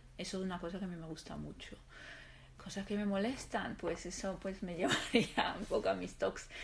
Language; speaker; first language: Spanish; non-native, fluent; Arabic